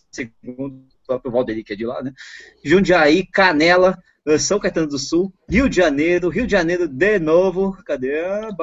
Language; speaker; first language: Portuguese; native; Portuguese